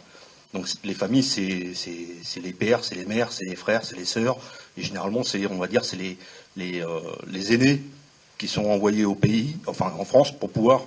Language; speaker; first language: French; native; French